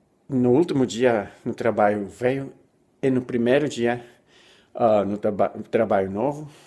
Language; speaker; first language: Portuguese; non-native, learner; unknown